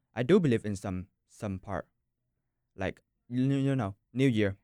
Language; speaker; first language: English; non-native, fluent; Vietnamese